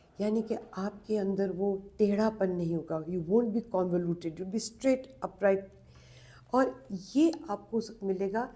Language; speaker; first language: Urdu; non-native, local second language; Punjabi